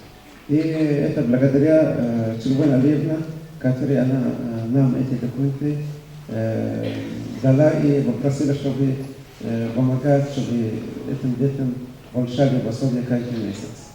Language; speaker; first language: Russian; non-native, fluent; Arabic